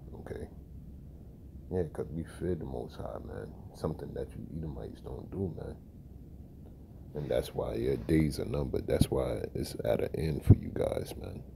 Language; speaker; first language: English; native; English